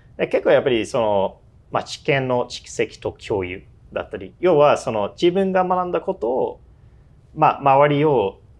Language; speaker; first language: Japanese; non-native, fluent; English